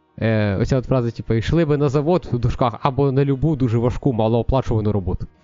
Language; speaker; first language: Ukrainian; native; Ukrainian